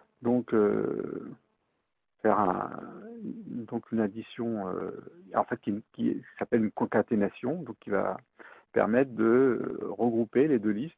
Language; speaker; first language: French; native; French